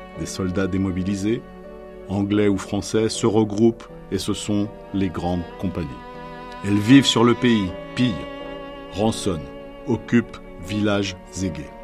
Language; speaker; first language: French; native; French